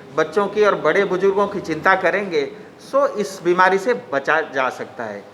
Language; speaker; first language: Hindi; non-native, local second language; Nepali